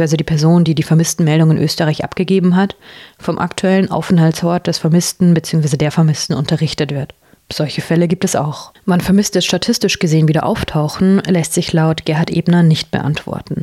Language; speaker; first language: German; native; German